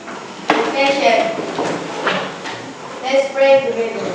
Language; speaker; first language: English; non-native, learner; Indonesian